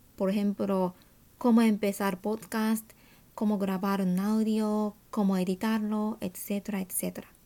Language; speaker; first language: Spanish; non-native, fluent; Japanese